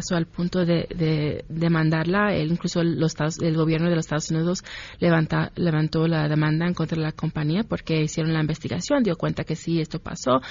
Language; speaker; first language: Spanish; early bilingual, heritage; Spanish